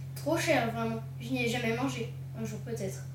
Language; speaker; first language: French; native; French